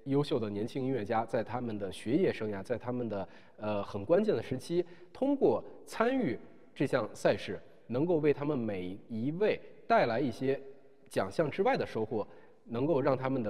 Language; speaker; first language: Chinese; native; Chinese